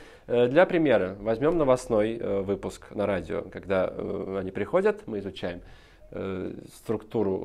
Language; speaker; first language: Russian; native; Russian